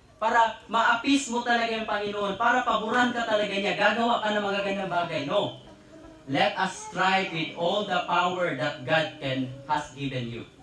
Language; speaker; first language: Filipino; native; Filipino